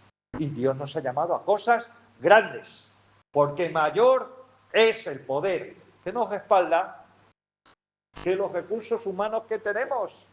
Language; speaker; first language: Spanish; native; Spanish